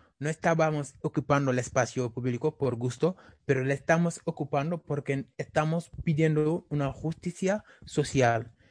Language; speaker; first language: Spanish; non-native, learner; Wolof